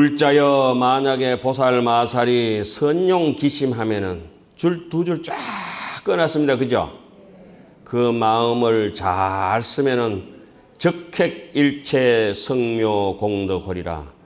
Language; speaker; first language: Korean; native; Korean